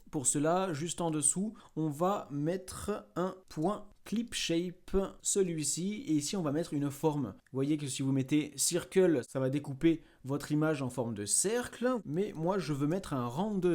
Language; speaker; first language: French; native; French